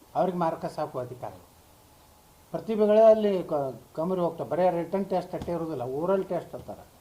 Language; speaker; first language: Kannada; native; Kannada